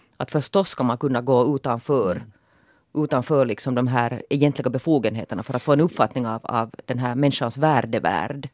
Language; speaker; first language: Swedish; native; Swedish